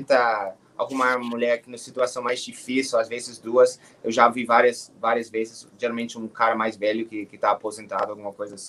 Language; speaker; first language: Portuguese; non-native, learner; English